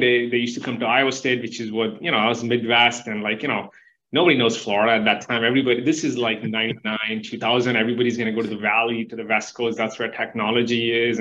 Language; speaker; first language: English; non-native, local second language; Telugu